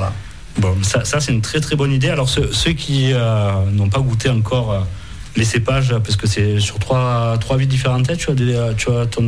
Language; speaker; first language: French; native; French